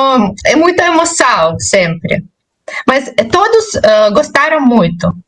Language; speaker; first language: Portuguese; non-native, fluent; Russian